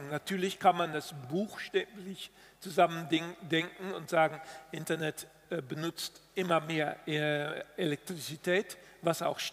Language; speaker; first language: German; non-native, fluent; Dutch